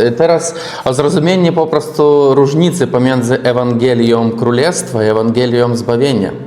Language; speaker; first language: Polish; non-native, learner; Russian